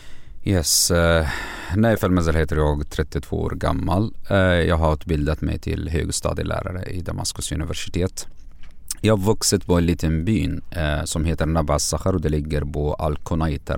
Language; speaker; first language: Swedish; non-native, fluent; Arabic